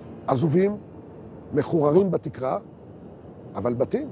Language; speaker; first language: Hebrew; native; Hebrew